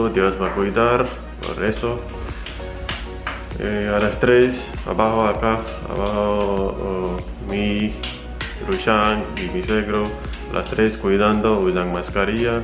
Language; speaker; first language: Spanish; non-native, learner; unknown